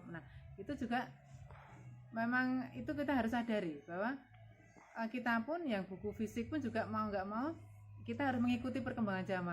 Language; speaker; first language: Indonesian; native; Indonesian